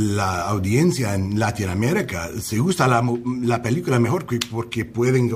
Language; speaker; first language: Spanish; non-native, learner; English